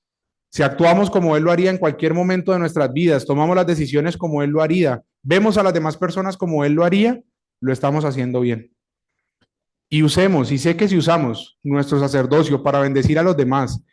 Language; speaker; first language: Spanish; native; Spanish